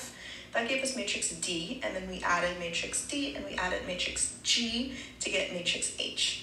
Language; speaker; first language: English; native; English